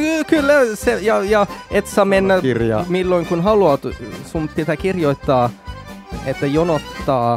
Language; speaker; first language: Finnish; non-native, learner; Swedish